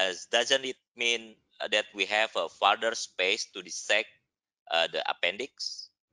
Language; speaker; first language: English; non-native, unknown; Indonesian